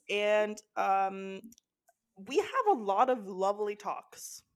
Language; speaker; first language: English; non-native, fluent; Norwegian